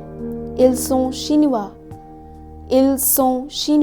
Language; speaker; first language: French; non-native, fluent; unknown